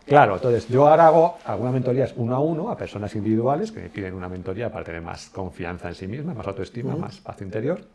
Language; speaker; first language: Spanish; native; Spanish